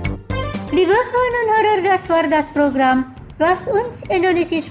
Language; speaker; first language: German; non-native, fluent; Indonesian